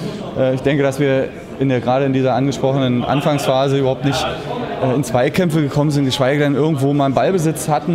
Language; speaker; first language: German; native; German